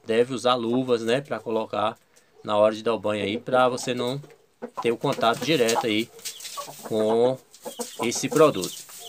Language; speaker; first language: Portuguese; native; Portuguese